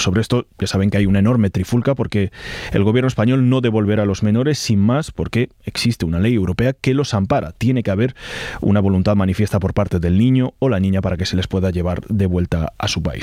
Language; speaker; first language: Spanish; native; Spanish